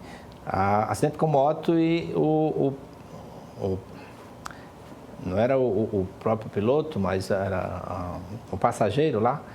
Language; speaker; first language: Portuguese; native; Portuguese